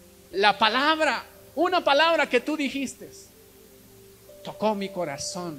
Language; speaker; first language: Spanish; native; Spanish